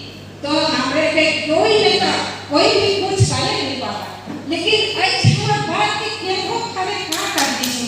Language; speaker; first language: Hindi; non-native, local second language; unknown